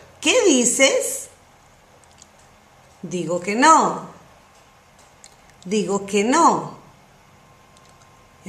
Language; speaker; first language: Spanish; non-native, fluent; English